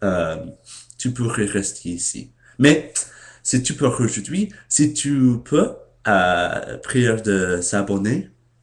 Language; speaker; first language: French; non-native, learner; English